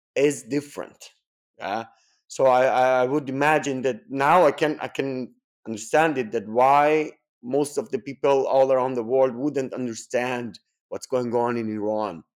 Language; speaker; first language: English; non-native, fluent; Persian